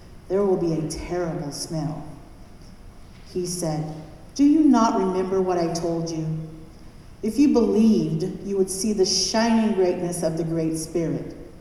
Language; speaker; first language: English; native; English